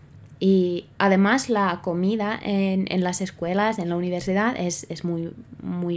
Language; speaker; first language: Spanish; non-native, fluent; Finnish